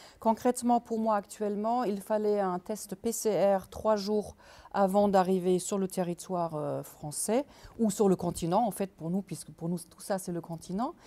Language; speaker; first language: French; native; French